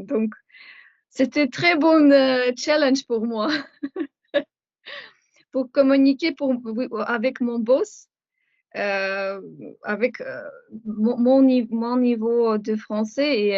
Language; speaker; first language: French; non-native, fluent; Ukrainian